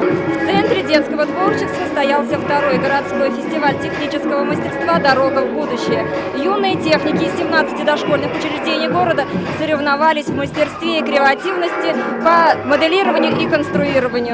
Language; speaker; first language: Russian; native; Russian